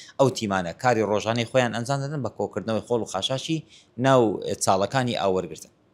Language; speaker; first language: Central Kurdish; native; Central Kurdish